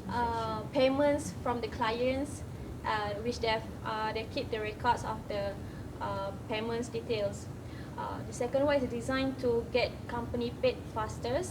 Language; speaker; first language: English; non-native, learner; Malay